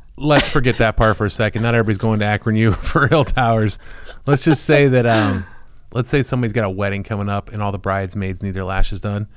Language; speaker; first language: English; native; English